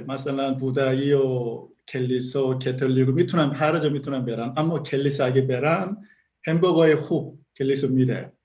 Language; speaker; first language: Persian; non-native, learner; Korean